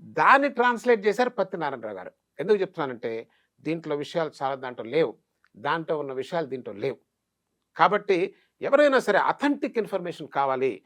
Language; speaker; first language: Telugu; native; Telugu